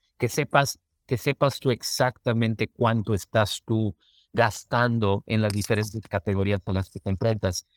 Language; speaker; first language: Spanish; native; Spanish